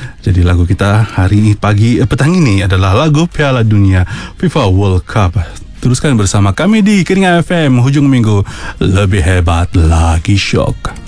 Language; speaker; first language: Malay; native; Malay